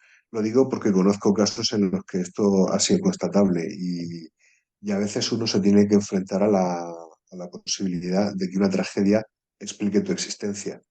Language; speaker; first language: Spanish; native; Spanish